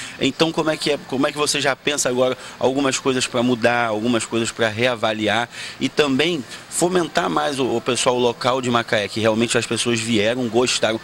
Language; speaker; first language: Portuguese; native; Portuguese